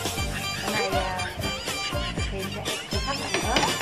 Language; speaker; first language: Vietnamese; native; Vietnamese